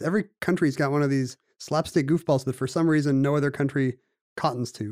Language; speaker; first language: English; native; English